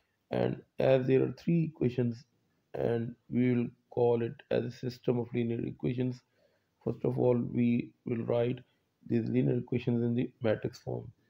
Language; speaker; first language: English; non-native, local second language; Urdu